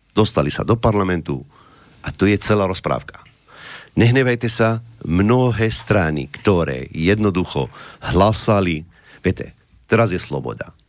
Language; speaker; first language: Slovak; non-native, fluent; Arabic